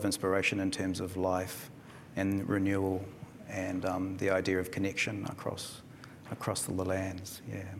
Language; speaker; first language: English; native; English